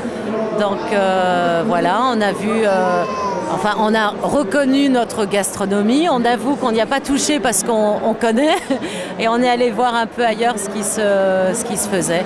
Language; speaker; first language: French; early bilingual, other home language; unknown